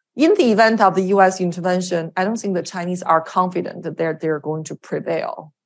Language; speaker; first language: English; non-native, fluent; Chinese